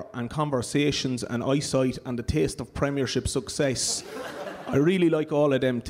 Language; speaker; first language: English; native; English